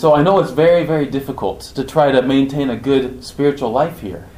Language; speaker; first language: English; native; English